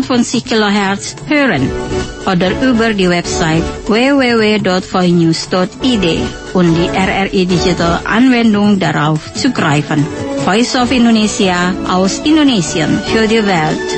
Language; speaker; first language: German; non-native, local second language; Indonesian